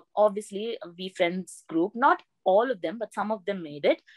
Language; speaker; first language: English; non-native, local second language; Malayalam